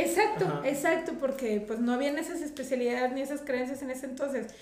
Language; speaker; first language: Spanish; native; Spanish